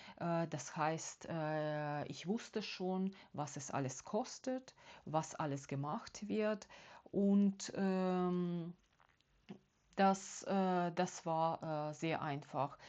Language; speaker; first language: German; non-native, fluent; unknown